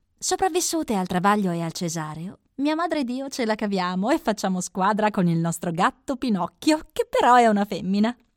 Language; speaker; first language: Italian; native; Italian